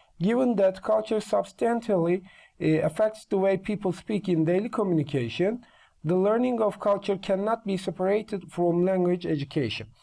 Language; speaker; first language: English; non-native, fluent; Turkish